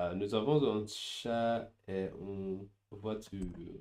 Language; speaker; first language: French; non-native, learner; English